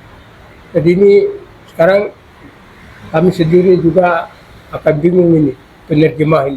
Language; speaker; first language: Indonesian; non-native, local second language; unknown